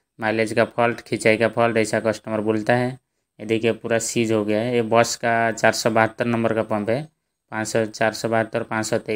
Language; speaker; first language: Hindi; native; Hindi